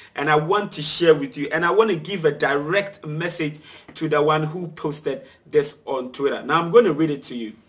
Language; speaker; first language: English; non-native, local second language; Akan